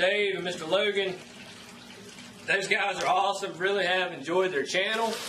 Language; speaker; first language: English; native; English